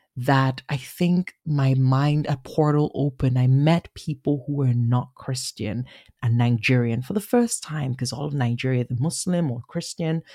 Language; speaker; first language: English; non-native, local second language; Igbo